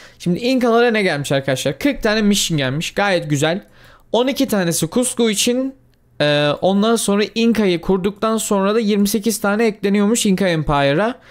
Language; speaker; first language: Turkish; native; Turkish